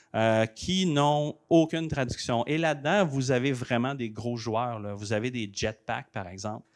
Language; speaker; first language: French; native; French